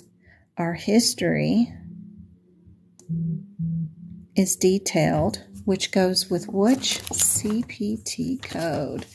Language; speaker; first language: English; native; English